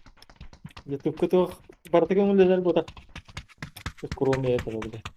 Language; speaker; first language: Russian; non-native, local second language; Yakut